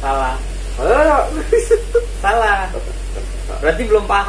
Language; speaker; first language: Indonesian; native; Indonesian